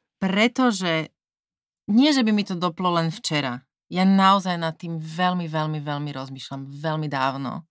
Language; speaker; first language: Slovak; native; Slovak